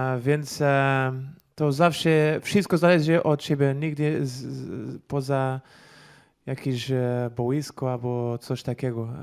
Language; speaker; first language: Polish; non-native, learner; Portuguese